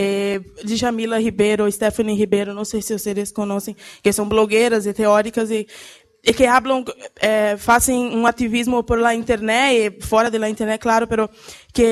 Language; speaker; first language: Portuguese; early bilingual, heritage; Portuguese